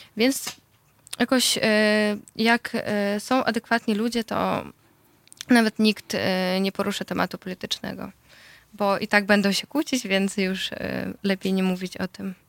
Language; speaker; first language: Polish; non-native, fluent; Russian